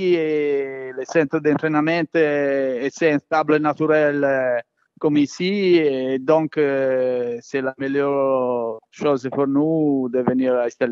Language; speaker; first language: French; non-native, learner; Italian